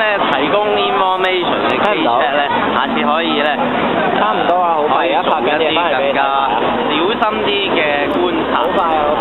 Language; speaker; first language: Cantonese; native; Cantonese